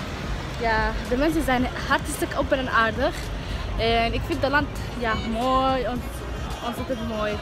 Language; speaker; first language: Dutch; non-native, learner; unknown